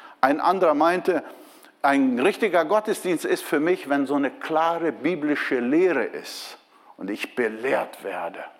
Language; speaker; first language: German; non-native, fluent; Portuguese